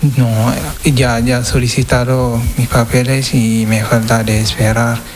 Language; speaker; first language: Spanish; non-native, learner; Wolof